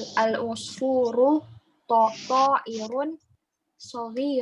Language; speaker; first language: Arabic; non-native, learner; Indonesian